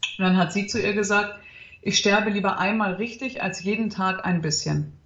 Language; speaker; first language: German; early bilingual, other home language; Arabic